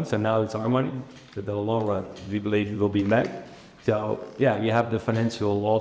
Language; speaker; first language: English; non-native, fluent; Dutch